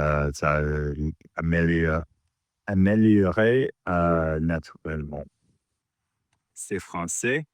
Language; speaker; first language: French; non-native, learner; English